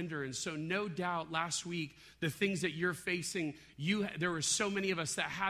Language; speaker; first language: English; native; English